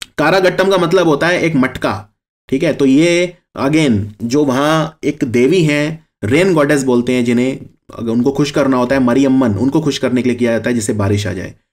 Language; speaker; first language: Hindi; native; Hindi